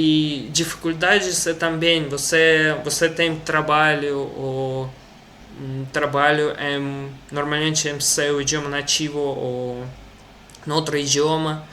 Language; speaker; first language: Portuguese; non-native, learner; Russian